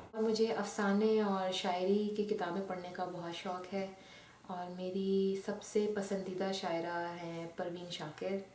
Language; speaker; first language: Hindi; non-native, local second language; Urdu